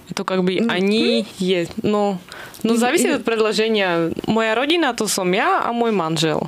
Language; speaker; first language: Russian; non-native, fluent; Slovak